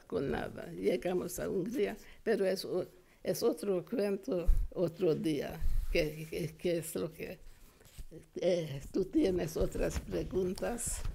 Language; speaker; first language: Spanish; non-native, fluent; Hungarian